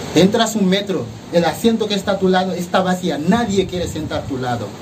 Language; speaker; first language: Spanish; non-native, fluent; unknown